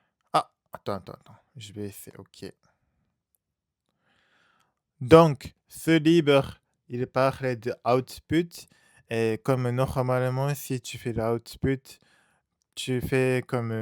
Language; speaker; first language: French; non-native, learner; Japanese